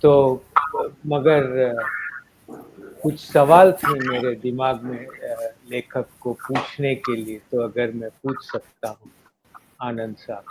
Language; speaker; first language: Hindi; non-native, local second language; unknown